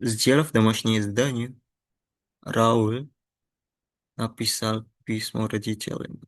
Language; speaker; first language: Russian; non-native, learner; Indonesian